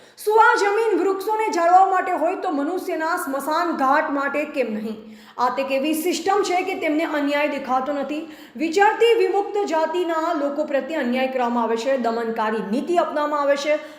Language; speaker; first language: Gujarati; native; Gujarati